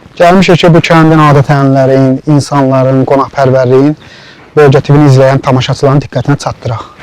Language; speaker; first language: Azerbaijani; native; Azerbaijani